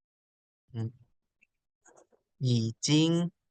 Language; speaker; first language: Chinese; non-native, fluent; Indonesian